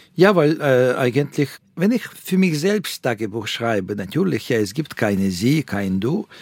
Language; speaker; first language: German; non-native, fluent; Russian